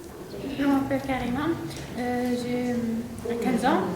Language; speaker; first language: French; non-native, learner; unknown